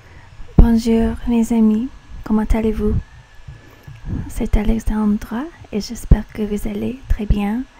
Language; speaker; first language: French; non-native, learner; English